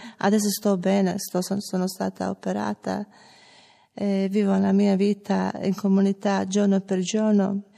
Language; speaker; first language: Italian; non-native, learner; Croatian